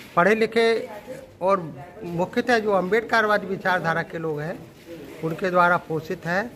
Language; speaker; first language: Hindi; native; Hindi